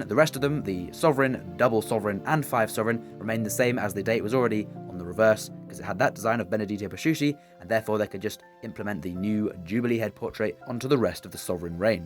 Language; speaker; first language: English; native; English